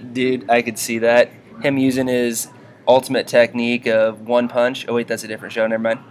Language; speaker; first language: English; native; English